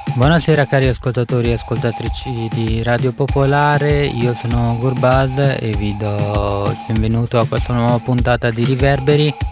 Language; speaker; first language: Italian; early bilingual, other home language; Punjabi